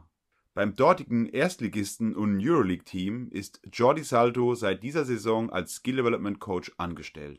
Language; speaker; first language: German; native; German